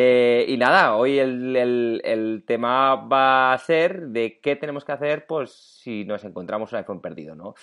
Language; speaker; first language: Spanish; native; Spanish